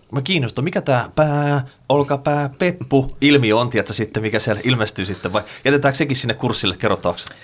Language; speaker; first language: Finnish; native; Finnish